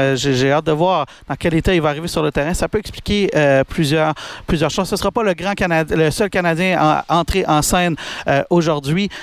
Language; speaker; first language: French; native; French